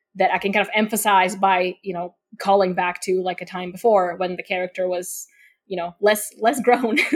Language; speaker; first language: English; non-native, fluent; Slovak